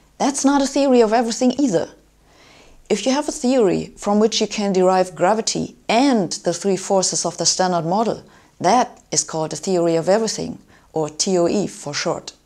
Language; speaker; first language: English; non-native, fluent; German